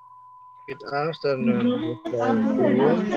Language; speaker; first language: English; non-native, learner; Indonesian